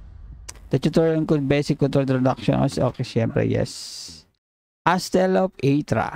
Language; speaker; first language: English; non-native, local second language; Filipino